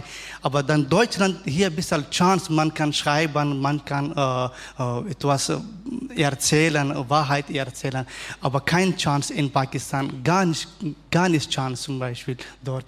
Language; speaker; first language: German; non-native, learner; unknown